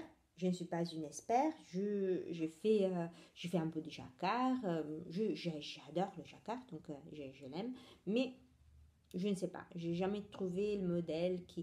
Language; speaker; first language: French; non-native, fluent; Italian